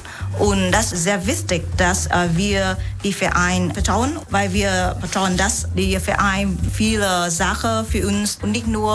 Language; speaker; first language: German; non-native, learner; Vietnamese